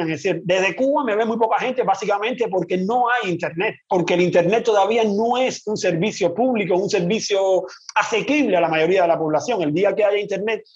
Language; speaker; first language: Spanish; native; Spanish